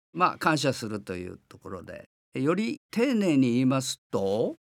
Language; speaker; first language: Japanese; native; Japanese